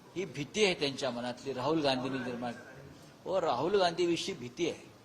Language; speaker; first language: Marathi; native; Marathi